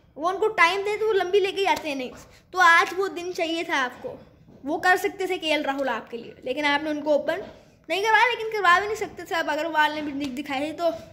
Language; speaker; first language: Urdu; native; Urdu